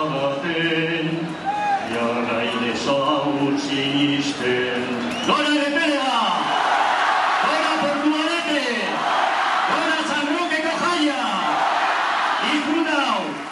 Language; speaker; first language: Basque; non-native, local second language; Spanish